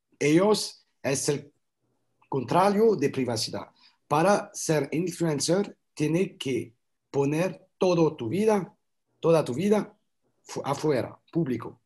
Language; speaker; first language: Spanish; non-native, learner; French